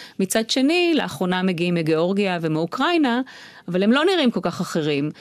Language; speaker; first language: Hebrew; native; Hebrew